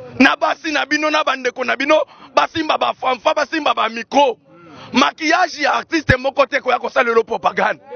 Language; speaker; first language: Lingala; non-native, local second language; Luba-Lulua